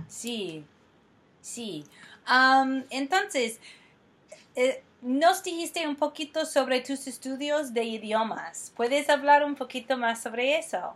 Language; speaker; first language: Spanish; non-native, fluent; English